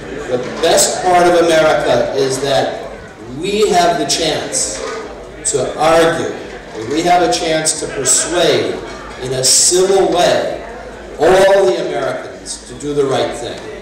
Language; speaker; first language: English; native; English